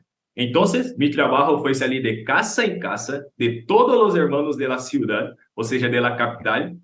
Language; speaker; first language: Spanish; non-native, learner; Portuguese